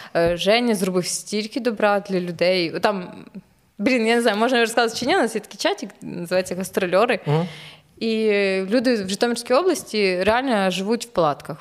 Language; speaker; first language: Ukrainian; non-native, local second language; Russian